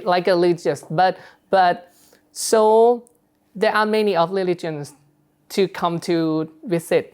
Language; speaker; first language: English; non-native, learner; Thai